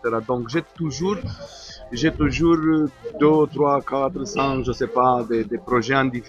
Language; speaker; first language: French; non-native, fluent; Romanian